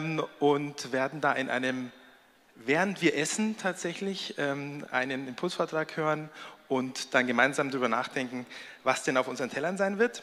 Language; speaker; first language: German; native; German